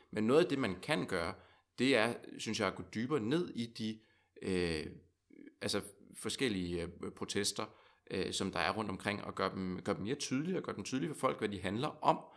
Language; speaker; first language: Danish; native; Danish